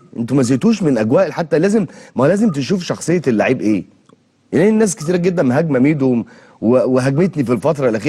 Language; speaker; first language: Arabic; native; Arabic